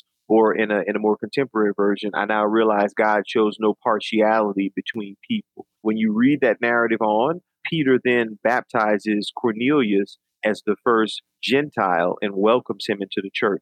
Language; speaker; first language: English; native; English